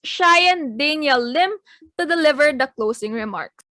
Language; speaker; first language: English; non-native, local second language; Filipino